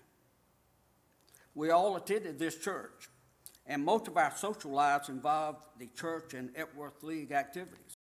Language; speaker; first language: English; native; English